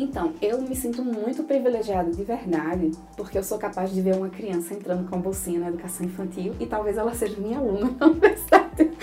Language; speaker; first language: Portuguese; native; Portuguese